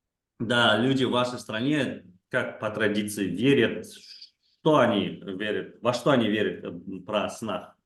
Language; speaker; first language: Russian; non-native, local second language; Kazakh